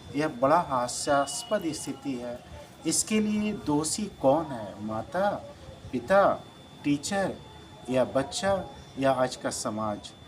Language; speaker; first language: Hindi; native; Hindi